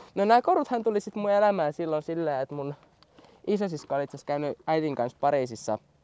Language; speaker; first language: Finnish; native; Finnish